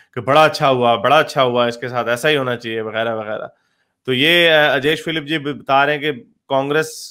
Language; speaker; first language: Urdu; native; Urdu